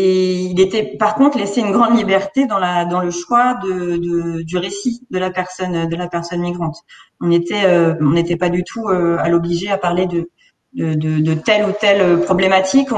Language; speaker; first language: French; native; French